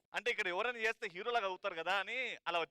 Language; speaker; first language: Telugu; native; Telugu